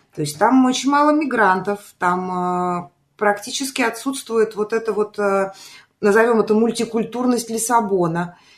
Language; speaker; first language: Russian; native; Russian